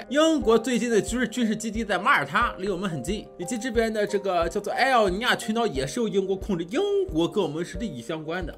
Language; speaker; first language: Chinese; native; Chinese